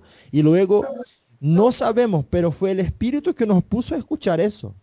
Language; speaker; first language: Spanish; non-native, fluent; Portuguese